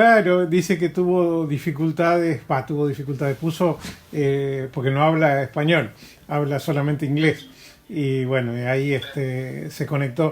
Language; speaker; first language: Spanish; native; Spanish